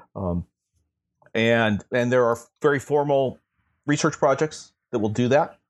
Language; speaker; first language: English; native; English